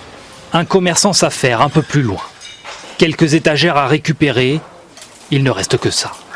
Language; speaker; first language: French; native; French